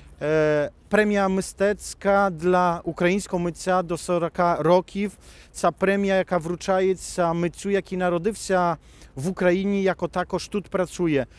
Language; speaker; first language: Polish; non-native, learner; Ukrainian